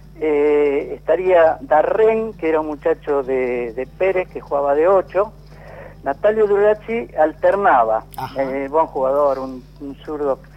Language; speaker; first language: Spanish; native; Spanish